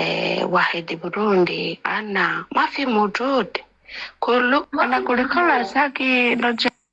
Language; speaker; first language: Arabic; non-native, learner; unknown